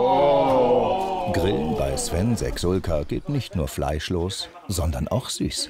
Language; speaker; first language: German; native; German